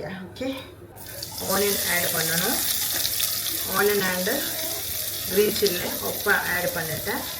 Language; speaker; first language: Tamil; non-native, learner; Malayalam